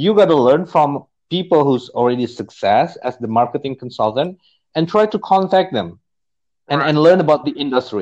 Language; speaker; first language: English; non-native, fluent; Indonesian